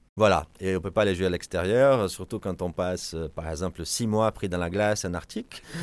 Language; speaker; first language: French; non-native, fluent; Portuguese